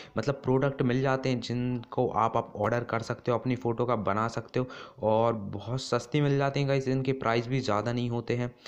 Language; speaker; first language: Hindi; native; Hindi